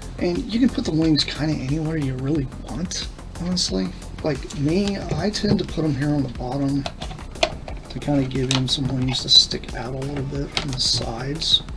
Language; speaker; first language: English; native; English